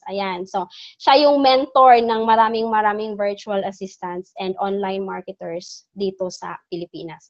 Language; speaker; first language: Filipino; non-native, local second language; Cebuano